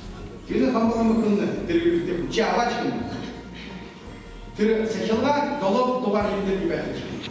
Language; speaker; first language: Mongolian; non-native, learner; Buriat